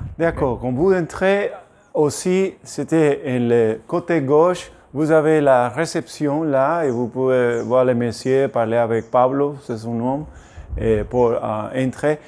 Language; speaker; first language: French; non-native, learner; Spanish